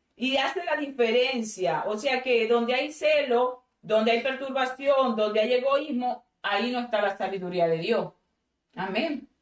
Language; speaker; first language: Spanish; native; Spanish